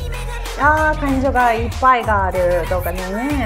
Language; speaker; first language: Japanese; non-native, fluent; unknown